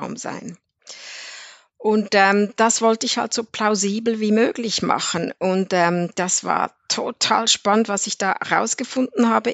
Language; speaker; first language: German; native; German